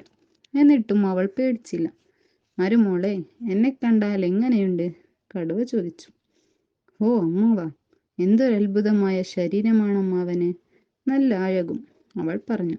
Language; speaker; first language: Malayalam; native; Malayalam